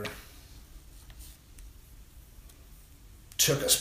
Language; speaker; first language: English; native; English